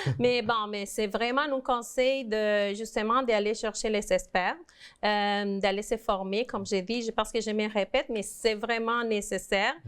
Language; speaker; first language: French; non-native, fluent; Spanish